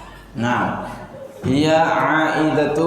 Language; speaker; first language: Arabic; non-native, fluent; Indonesian